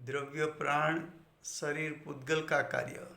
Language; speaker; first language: Hindi; non-native, local second language; Gujarati